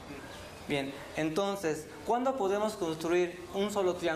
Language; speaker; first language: Spanish; native; Spanish